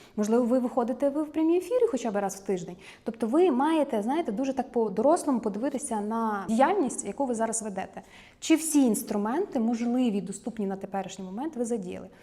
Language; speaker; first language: Ukrainian; native; Ukrainian